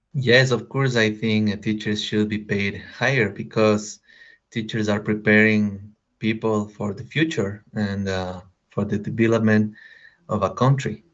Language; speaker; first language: English; non-native, learner; Spanish